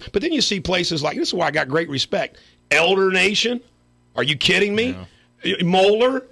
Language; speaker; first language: English; native; English